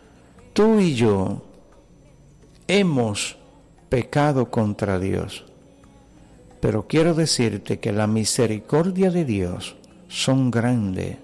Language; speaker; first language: Spanish; native; Spanish